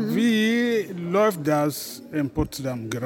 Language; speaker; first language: German; non-native, fluent; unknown